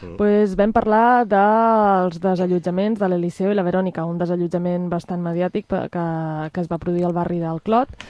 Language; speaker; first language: Catalan; non-native, local second language; Spanish